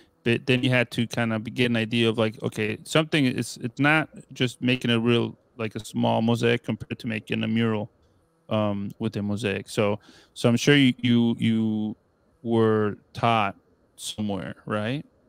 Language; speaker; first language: English; non-native, fluent; Spanish